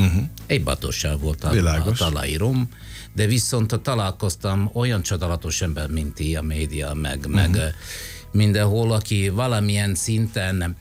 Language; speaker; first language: Hungarian; non-native, fluent; Italian